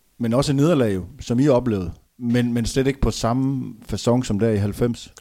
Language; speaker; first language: Danish; native; Danish